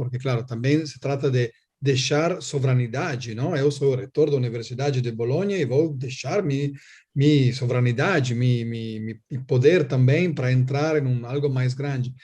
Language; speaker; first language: Portuguese; non-native, learner; Italian